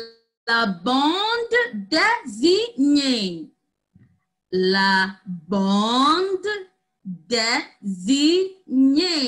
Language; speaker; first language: French; non-native, fluent; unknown